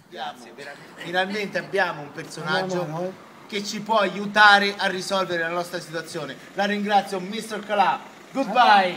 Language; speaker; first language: Italian; native; Italian